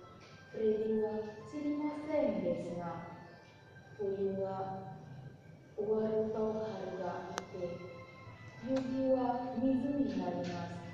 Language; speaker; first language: Japanese; non-native, learner; Indonesian